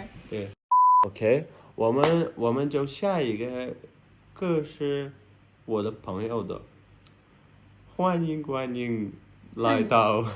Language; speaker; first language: Chinese; non-native, learner; Turkmen